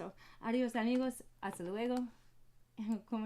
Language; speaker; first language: Spanish; non-native, learner; English